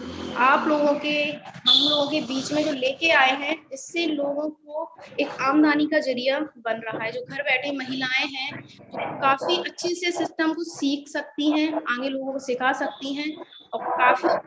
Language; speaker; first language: Hindi; native; Hindi